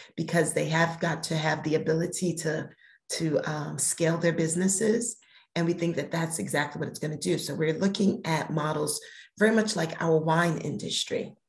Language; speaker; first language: English; native; English